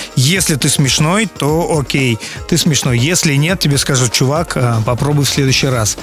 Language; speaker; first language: Russian; native; Russian